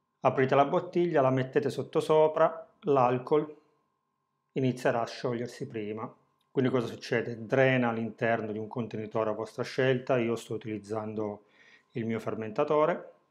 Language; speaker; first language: Italian; native; Italian